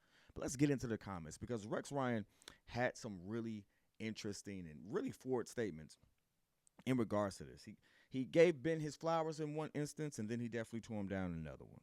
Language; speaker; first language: English; native; English